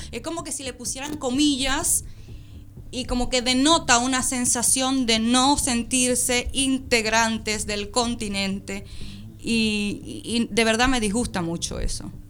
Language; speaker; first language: Spanish; native; Spanish